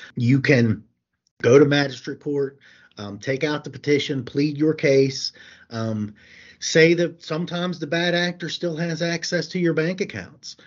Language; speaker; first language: English; native; English